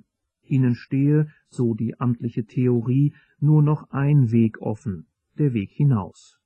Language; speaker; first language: German; native; German